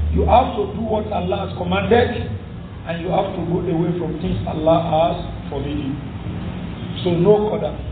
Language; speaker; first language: English; non-native, local second language; Yoruba